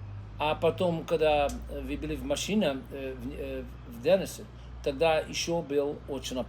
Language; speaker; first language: Russian; non-native, learner; Dutch